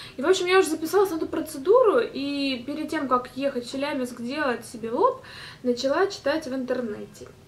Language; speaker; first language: Russian; native; Russian